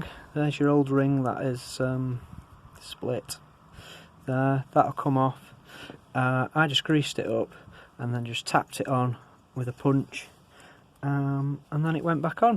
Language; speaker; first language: English; native; English